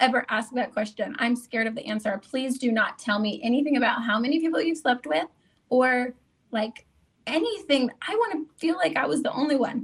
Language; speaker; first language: English; native; English